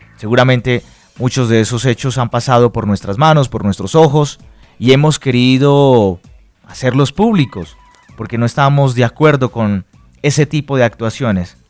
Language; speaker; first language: Spanish; native; Spanish